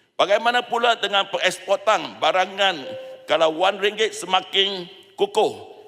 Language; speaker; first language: Malay; non-native, local second language; Chinese